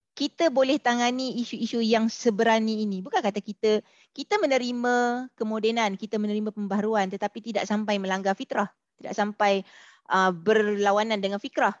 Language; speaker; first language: Malay; native; Malay